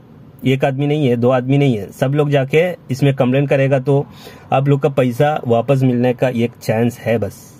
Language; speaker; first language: Hindi; non-native, local second language; Malayalam